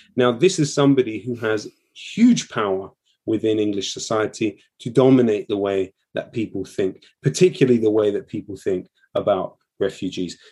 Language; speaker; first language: English; native; English